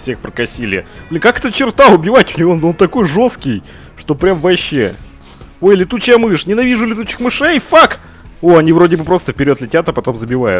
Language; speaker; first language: Russian; native; Russian